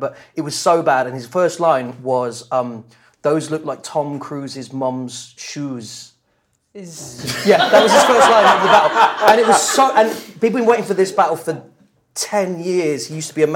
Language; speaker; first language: English; native; English